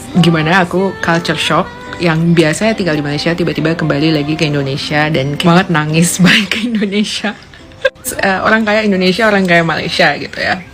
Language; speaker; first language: Indonesian; native; Indonesian